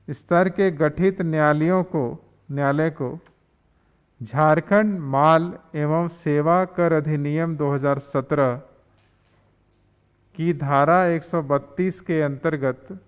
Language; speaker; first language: Hindi; native; Hindi